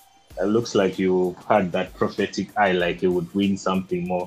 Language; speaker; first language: English; non-native, local second language; Ganda